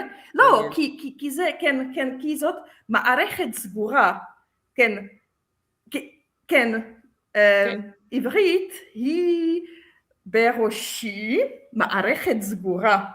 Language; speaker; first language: Hebrew; non-native, fluent; Czech